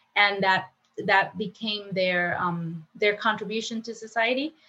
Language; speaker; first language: English; non-native, fluent; Spanish